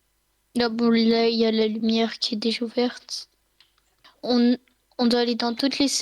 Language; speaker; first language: French; native; French